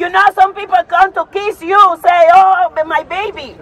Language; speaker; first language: English; non-native, learner; Spanish